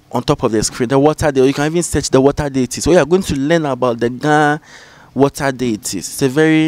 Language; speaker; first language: English; non-native, local second language; Ga